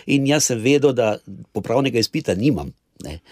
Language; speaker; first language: Slovenian; native; Slovenian